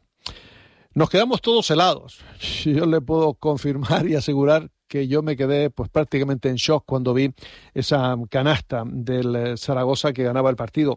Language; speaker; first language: Spanish; native; Spanish